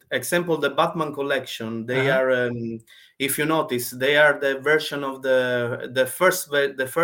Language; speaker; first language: English; non-native, learner; Italian